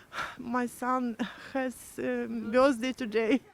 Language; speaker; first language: English; non-native, learner; Ukrainian